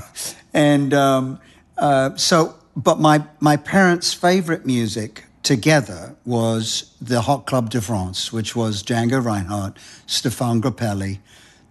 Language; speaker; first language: English; native; English